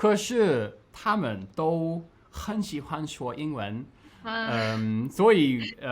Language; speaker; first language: Chinese; non-native, learner; English